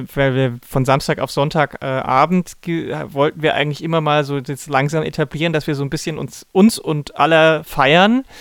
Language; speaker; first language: German; native; German